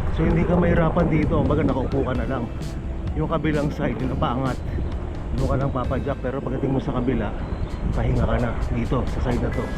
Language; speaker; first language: Filipino; native; Filipino